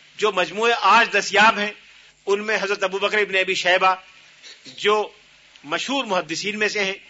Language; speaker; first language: Urdu; native; Urdu